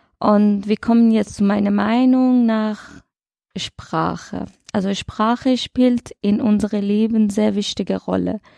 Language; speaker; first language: German; non-native, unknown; Persian